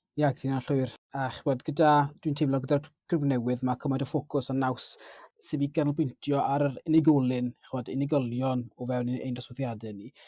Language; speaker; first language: Welsh; native; Welsh